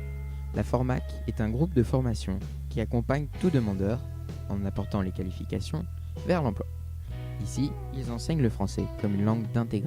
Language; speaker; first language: French; native; French